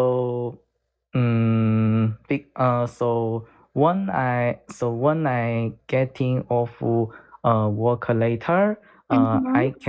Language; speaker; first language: English; non-native, learner; Korean